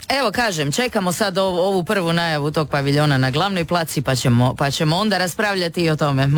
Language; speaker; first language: Serbian; native; Serbian